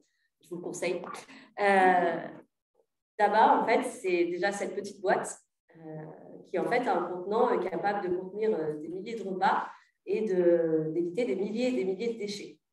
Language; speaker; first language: French; native; French